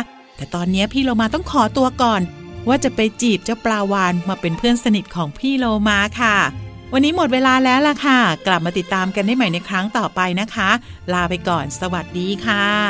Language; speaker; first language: Thai; native; Thai